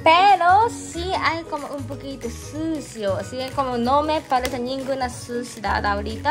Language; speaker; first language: Spanish; non-native, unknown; Japanese